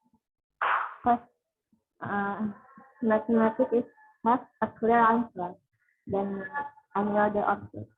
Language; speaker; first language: English; non-native, learner; Indonesian